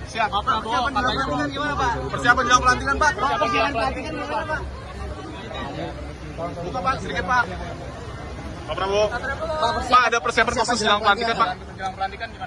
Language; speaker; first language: Indonesian; native; Indonesian